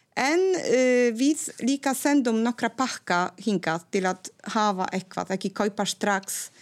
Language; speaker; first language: Icelandic; non-native, fluent; Polish